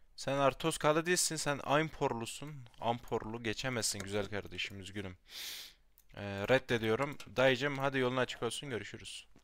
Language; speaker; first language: Turkish; native; Turkish